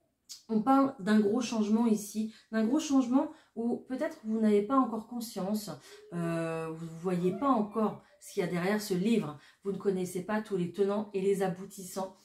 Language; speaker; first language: French; native; French